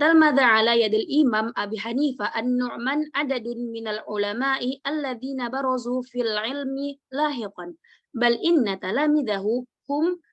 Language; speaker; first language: Arabic; non-native, learner; Indonesian